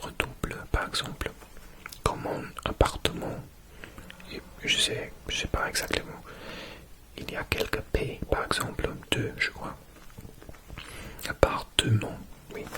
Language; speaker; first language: French; non-native, learner; English